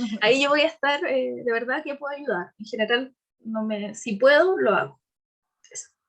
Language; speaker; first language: Spanish; native; Spanish